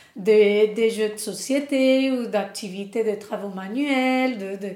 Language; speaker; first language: French; non-native, fluent; Spanish